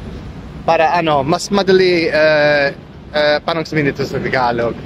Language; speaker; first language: Filipino; non-native, learner; English